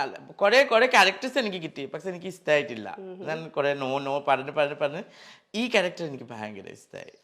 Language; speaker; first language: Malayalam; non-native, fluent; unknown